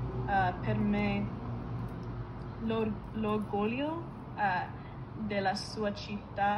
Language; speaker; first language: Italian; non-native, learner; English